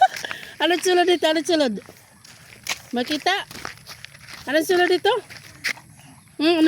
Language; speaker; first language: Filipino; non-native, local second language; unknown